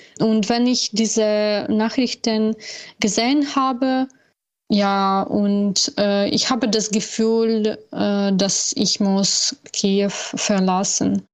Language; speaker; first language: German; non-native, learner; Ukrainian